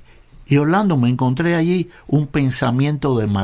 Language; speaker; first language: Spanish; native; Spanish